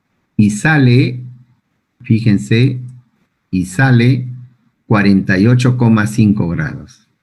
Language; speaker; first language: Spanish; native; Spanish